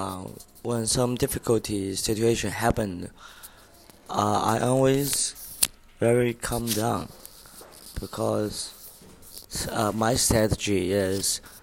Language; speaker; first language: English; non-native, learner; Chinese